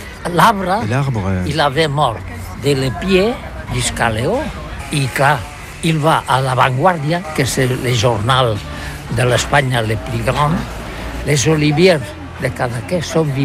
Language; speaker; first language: French; non-native, learner; Catalan